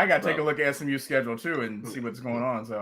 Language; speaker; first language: English; native; English